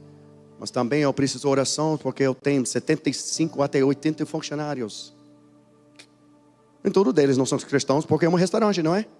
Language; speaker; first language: Portuguese; non-native, learner; English